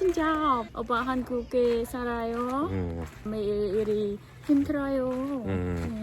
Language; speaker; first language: Korean; non-native, learner; Khmer